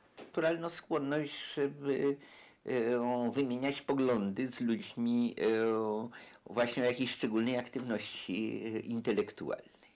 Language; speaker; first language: Polish; native; Polish